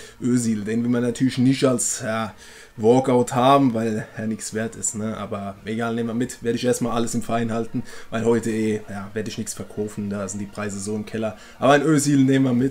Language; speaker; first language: German; native; German